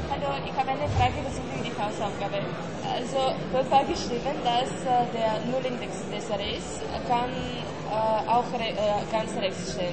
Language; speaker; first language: German; non-native, learner; Bulgarian